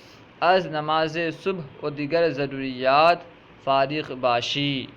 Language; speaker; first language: Persian; non-native, fluent; Urdu